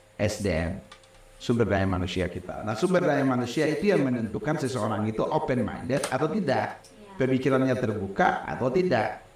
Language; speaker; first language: Indonesian; non-native, local second language; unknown